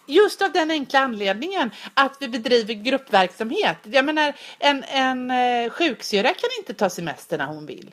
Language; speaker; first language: Swedish; native; Swedish